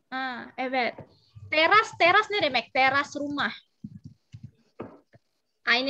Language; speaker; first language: Turkish; non-native, learner; Indonesian